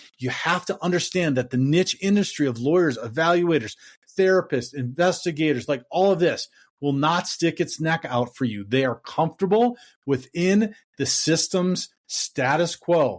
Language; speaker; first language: English; native; English